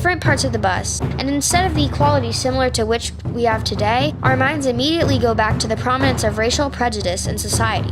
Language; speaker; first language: English; native; English